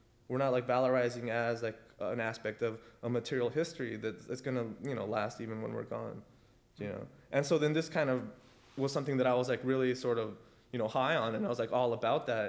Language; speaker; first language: English; early bilingual, other home language; Spanish